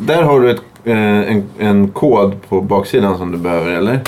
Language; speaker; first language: Swedish; native; Swedish